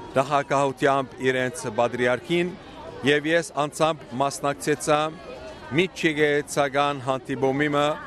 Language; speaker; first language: Armenian; early bilingual, heritage; Armenian